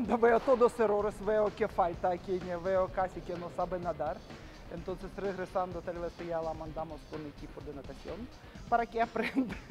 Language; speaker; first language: Spanish; non-native, fluent; Ukrainian